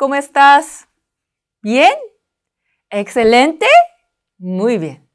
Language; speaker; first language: Spanish; non-native, learner; Korean